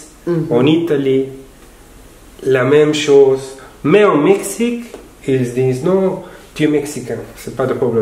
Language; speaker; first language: French; non-native, local second language; Spanish